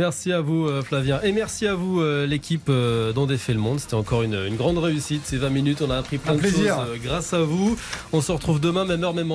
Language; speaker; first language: French; native; French